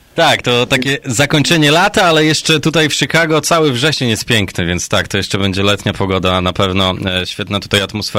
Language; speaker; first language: Polish; native; Polish